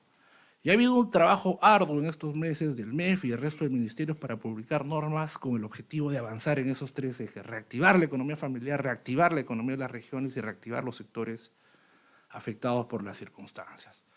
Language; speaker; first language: Spanish; native; Spanish